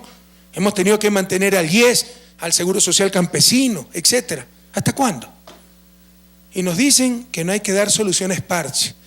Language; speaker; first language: Spanish; native; Spanish